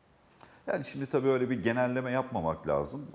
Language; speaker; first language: Turkish; native; Turkish